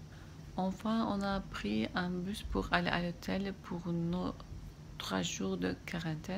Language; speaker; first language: French; non-native, fluent; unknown